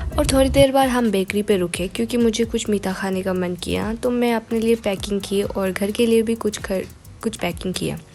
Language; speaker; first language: Hindi; non-native, local second language; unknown